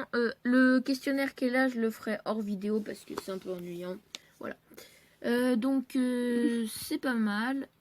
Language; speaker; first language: French; native; French